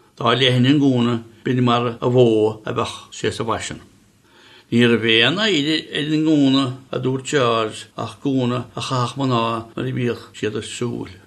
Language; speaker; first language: Irish; native; Irish